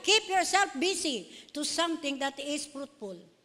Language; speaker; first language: English; non-native, local second language; Filipino